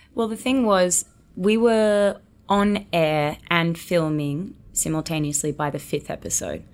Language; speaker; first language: English; native; English